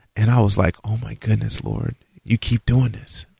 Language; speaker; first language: English; native; English